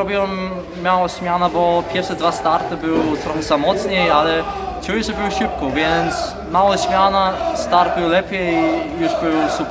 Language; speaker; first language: Polish; non-native, learner; Danish